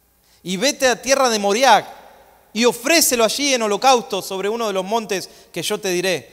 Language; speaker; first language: Spanish; native; Spanish